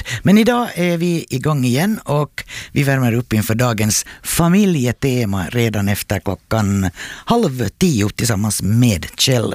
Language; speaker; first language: Swedish; native; Swedish